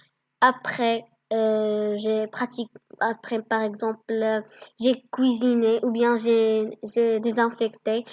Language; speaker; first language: French; non-native, learner; Arabic